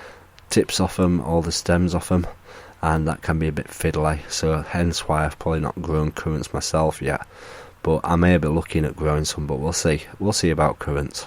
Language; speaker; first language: English; native; English